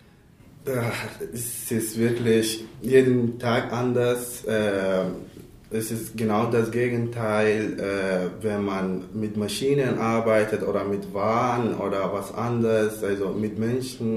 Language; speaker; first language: German; non-native, learner; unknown